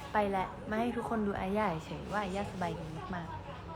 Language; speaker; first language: Thai; native; Thai